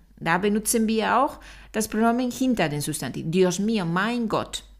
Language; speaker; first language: German; non-native, fluent; Spanish